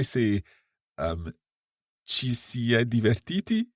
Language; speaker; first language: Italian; non-native, fluent; English